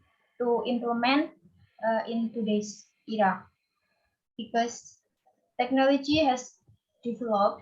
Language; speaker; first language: English; non-native, fluent; Indonesian